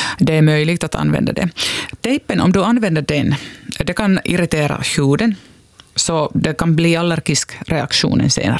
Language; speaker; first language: Swedish; non-native, local second language; Finnish